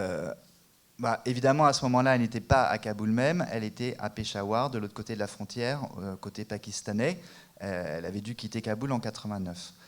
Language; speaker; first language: French; native; French